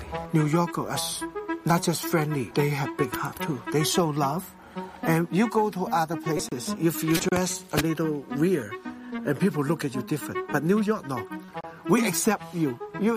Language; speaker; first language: English; non-native, fluent; Chinese